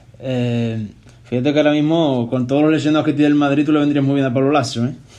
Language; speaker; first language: Spanish; native; Spanish